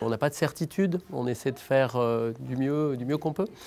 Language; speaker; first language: French; native; French